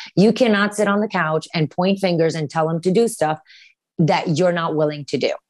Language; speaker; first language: English; early bilingual, other home language; Romanian